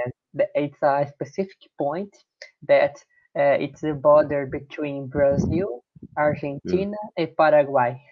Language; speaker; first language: English; non-native, learner; Portuguese